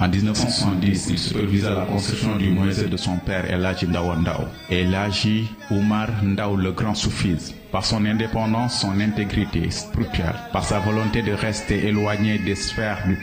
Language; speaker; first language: French; non-native, local second language; Wolof